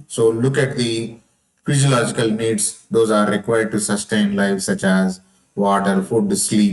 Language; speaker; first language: English; non-native, local second language; Telugu